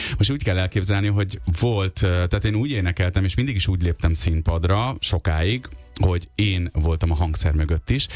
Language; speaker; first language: Hungarian; early bilingual, other home language; Urdu